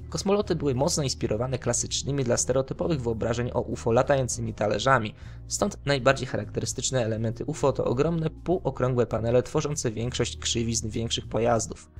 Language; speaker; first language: Polish; native; Polish